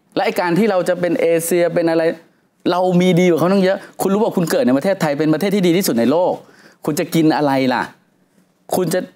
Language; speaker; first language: Thai; native; Thai